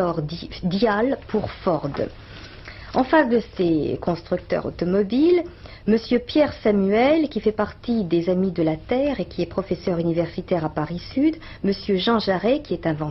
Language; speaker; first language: French; native; French